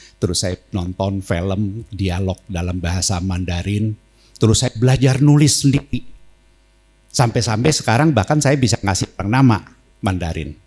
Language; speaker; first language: Indonesian; native; Indonesian